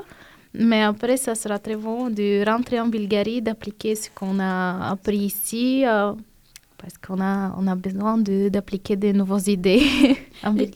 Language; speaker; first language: French; non-native, fluent; Bulgarian